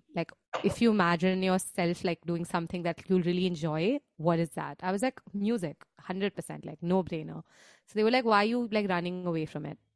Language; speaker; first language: English; non-native, local second language; Hindi